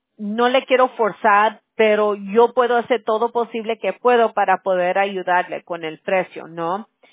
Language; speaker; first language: Spanish; early bilingual, heritage; Spanish